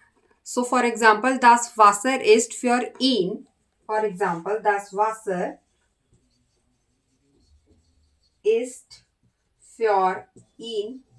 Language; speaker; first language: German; non-native, learner; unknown